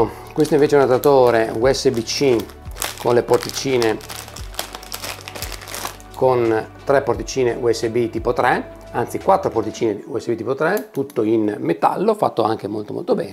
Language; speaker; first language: Italian; native; Italian